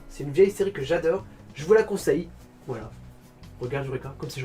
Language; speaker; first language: French; native; French